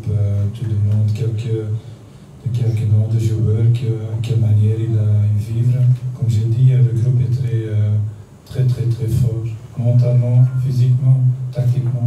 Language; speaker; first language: French; non-native, learner; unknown